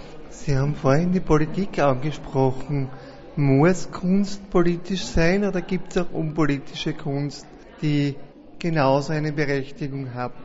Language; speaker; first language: German; native; German